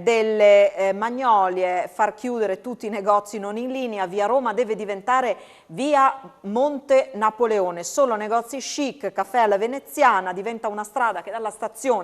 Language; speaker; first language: Italian; native; Italian